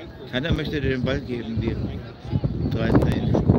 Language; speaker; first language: German; non-native, fluent; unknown